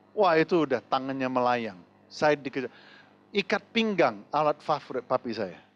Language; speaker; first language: Indonesian; non-native, fluent; English